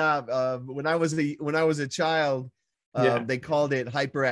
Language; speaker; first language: English; native; English